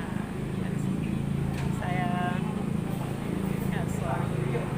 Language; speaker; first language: Indonesian; non-native, fluent; English